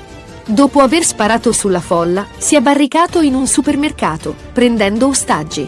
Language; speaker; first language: Italian; native; Italian